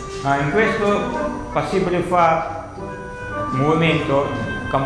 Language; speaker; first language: Italian; non-native, learner; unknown